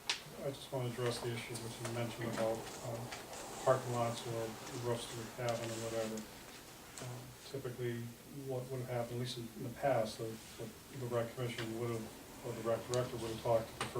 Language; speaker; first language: English; native; English